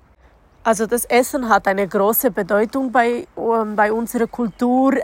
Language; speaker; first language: German; non-native, fluent; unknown